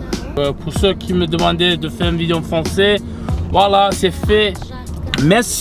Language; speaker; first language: French; non-native, fluent; English